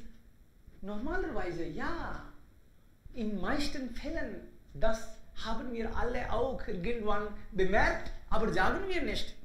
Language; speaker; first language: German; non-native, fluent; Hindi